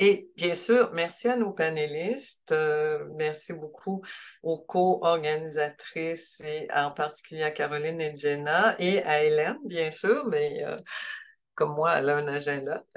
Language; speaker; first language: French; native; French